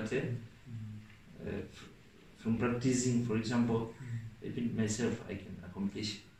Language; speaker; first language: English; non-native, local second language; Swahili